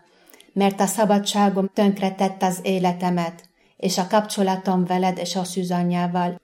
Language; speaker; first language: Hungarian; non-native, fluent; Arabic